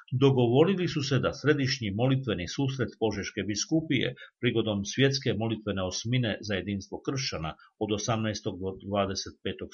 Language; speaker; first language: Croatian; native; Croatian